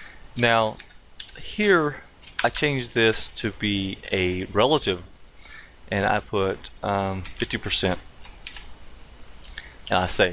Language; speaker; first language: English; native; English